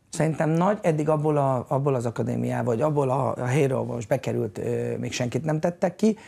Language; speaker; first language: Hungarian; native; Hungarian